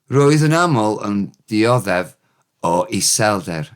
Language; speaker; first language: Welsh; non-native, learner; English